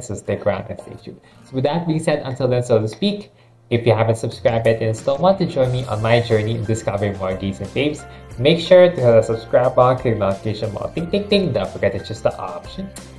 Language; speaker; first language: English; non-native, local second language; Filipino